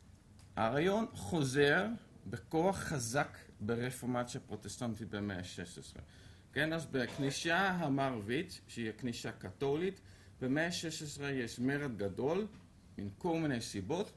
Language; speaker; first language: Hebrew; non-native, fluent; Dutch